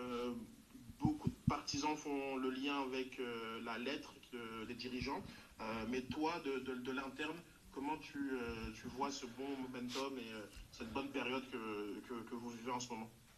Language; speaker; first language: French; native; French